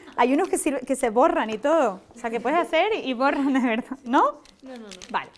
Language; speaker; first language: Spanish; native; Spanish